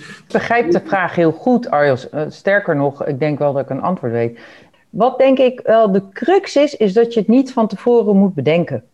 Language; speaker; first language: Dutch; native; Dutch